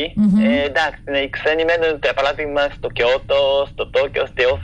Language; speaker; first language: Greek; non-native, fluent; Japanese